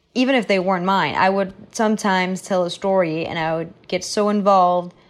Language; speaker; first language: English; non-native, fluent; Danish